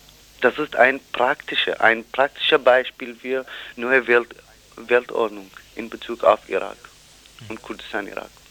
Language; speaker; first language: German; non-native, fluent; Kurdish